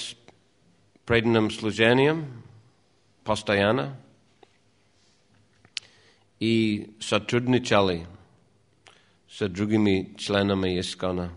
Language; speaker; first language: Russian; non-native, fluent; English